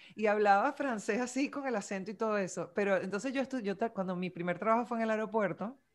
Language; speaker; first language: Spanish; non-native, local second language; Galician